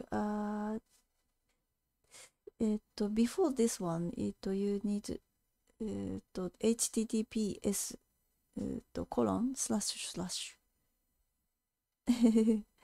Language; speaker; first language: Japanese; native; Japanese